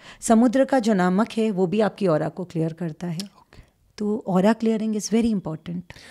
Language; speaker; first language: Hindi; native; Hindi